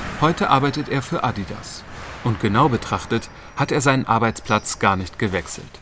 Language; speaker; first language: German; native; German